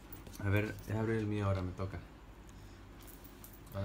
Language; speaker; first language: Spanish; native; Spanish